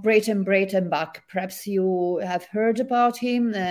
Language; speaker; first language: English; non-native, fluent; Italian